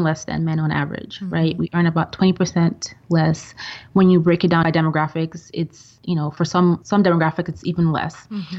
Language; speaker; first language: English; non-native, local second language; Yoruba